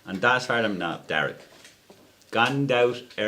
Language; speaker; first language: Irish; non-native, local second language; English